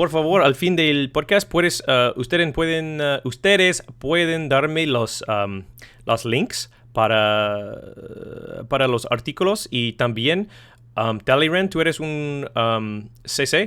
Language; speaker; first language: Spanish; non-native, learner; English